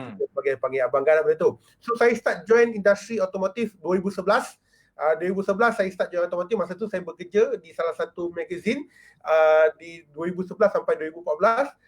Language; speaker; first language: Malay; native; Malay